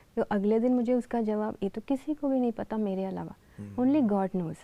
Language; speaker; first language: Hindi; native; Hindi